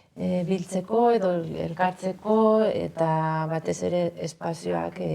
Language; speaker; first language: Basque; non-native, local second language; Spanish